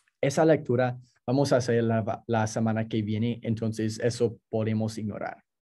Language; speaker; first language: Spanish; non-native, fluent; English